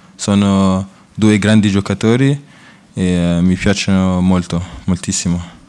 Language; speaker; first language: Italian; non-native, learner; French